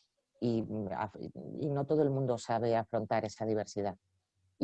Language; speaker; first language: Spanish; native; Spanish